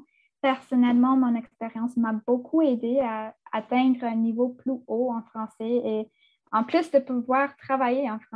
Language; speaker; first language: French; non-native, fluent; English